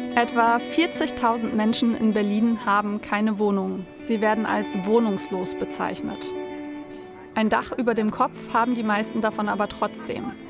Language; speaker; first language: German; native; German